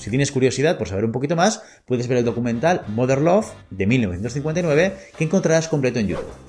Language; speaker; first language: Spanish; native; Spanish